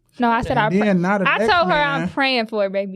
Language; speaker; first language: English; native; English